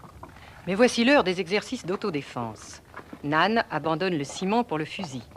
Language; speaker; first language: French; native; French